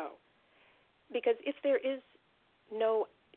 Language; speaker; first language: English; native; English